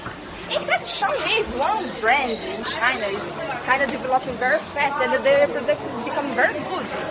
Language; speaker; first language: English; non-native, fluent; Portuguese